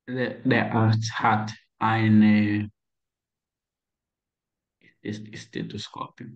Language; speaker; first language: German; non-native, learner; Portuguese